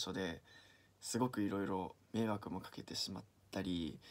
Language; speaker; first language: Japanese; native; Japanese